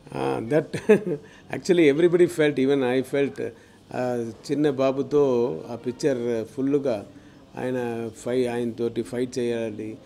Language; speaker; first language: Telugu; non-native, learner; Tamil